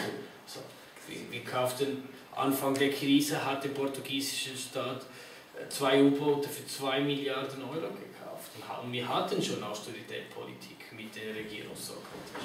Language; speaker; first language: German; non-native, fluent; Portuguese